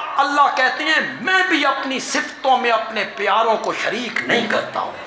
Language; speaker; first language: Urdu; non-native, local second language; Punjabi